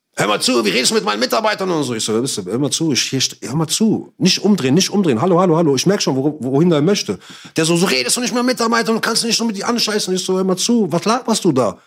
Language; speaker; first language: German; early bilingual, other home language; Arabic